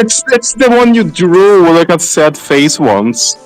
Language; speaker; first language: English; native; English